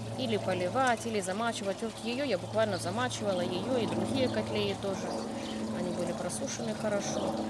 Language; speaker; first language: Russian; native; Russian